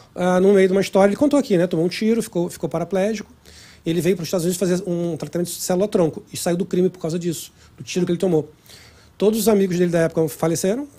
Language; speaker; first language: Portuguese; native; Portuguese